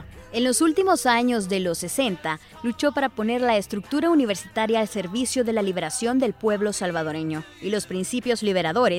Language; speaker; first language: Spanish; native; Spanish